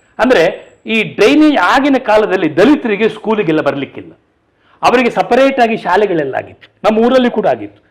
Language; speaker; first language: Kannada; non-native, local second language; Tulu